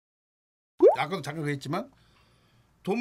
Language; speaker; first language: Korean; native; Korean